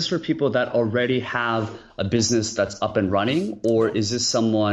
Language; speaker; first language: English; early bilingual, other home language; Korean